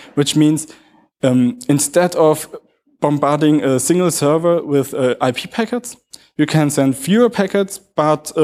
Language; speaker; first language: English; non-native, fluent; German